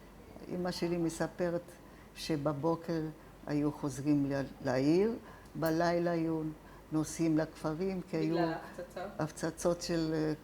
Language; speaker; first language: Hebrew; non-native, fluent; Italian